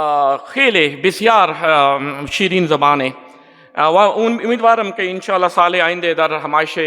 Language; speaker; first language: Persian; non-native, learner; Urdu